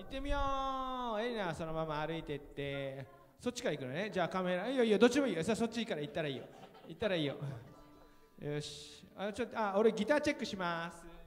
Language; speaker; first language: Japanese; native; Japanese